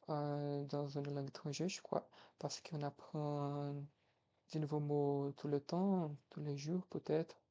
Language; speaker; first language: French; non-native, fluent; Portuguese